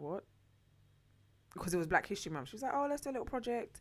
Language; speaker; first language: English; early bilingual, other home language; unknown